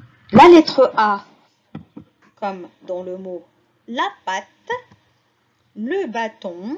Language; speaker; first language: French; non-native, local second language; Arabic